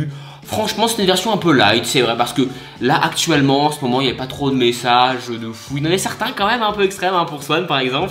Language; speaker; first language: French; native; French